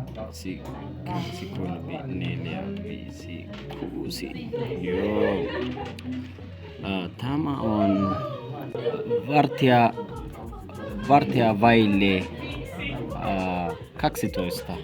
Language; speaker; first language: Finnish; non-native, learner; Amharic